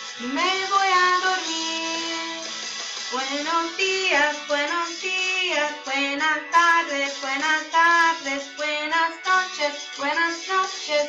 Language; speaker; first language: Spanish; non-native, learner; English